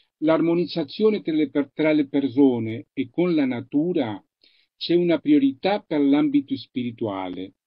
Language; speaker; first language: Italian; non-native, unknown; Spanish